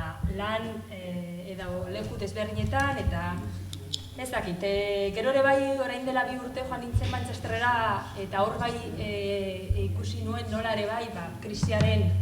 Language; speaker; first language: Basque; non-native, local second language; Spanish